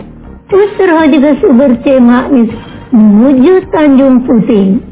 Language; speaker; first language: German; non-native, learner; Indonesian